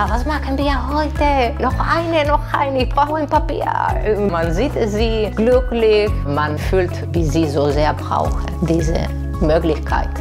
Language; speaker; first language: German; non-native, learner; Spanish